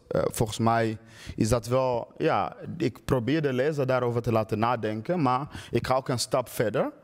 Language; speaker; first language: Dutch; early bilingual, other home language; Swahili